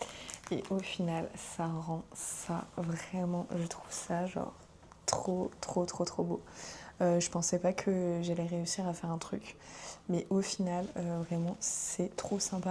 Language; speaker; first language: French; native; French